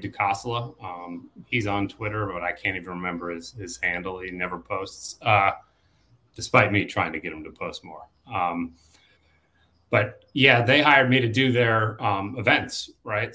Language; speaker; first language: English; native; English